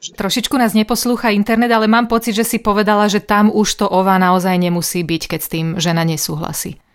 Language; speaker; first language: Slovak; native; Slovak